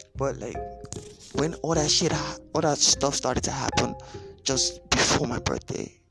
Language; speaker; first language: English; non-native, local second language; Yoruba